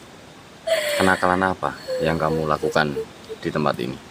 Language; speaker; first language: Indonesian; native; Indonesian